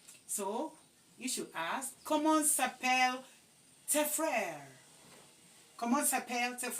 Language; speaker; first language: French; non-native, learner; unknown